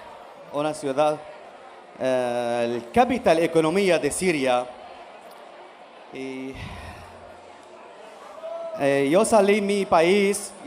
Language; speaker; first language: Spanish; non-native, learner; Arabic